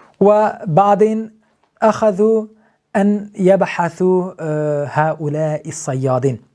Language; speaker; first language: Arabic; non-native, fluent; Turkish